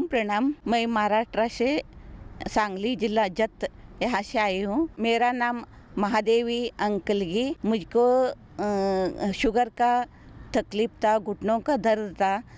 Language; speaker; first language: Hindi; non-native, local second language; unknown